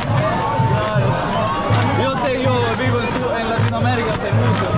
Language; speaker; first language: Spanish; non-native, fluent; Italian